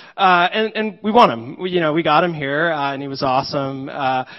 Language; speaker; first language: English; native; English